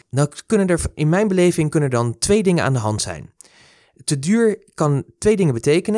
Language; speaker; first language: Dutch; native; Dutch